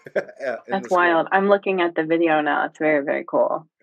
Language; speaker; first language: English; native; English